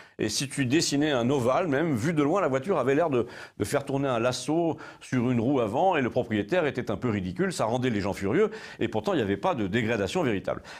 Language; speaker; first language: French; native; French